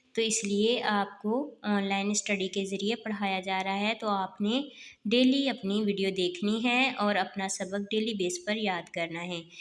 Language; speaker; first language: Urdu; non-native, local second language; Punjabi